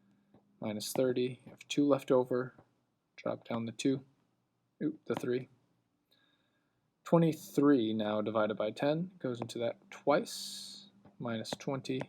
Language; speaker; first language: English; native; English